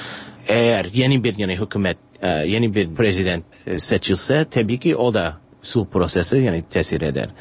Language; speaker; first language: Turkish; non-native, fluent; English